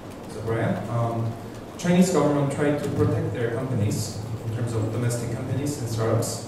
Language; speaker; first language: English; non-native, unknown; Korean